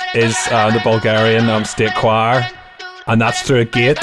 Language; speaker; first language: English; native; English